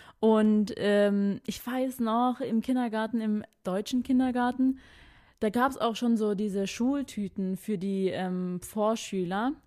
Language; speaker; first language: German; early bilingual, other home language; Filipino